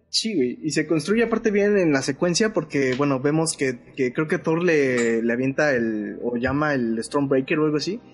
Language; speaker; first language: Spanish; native; Spanish